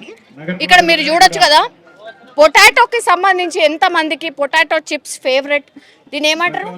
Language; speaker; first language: Telugu; native; Telugu